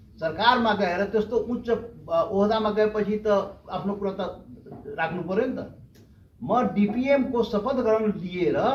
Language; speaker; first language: Nepali; non-native, local second language; Maithili